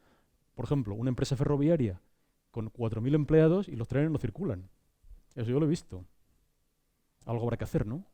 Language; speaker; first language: Spanish; native; Spanish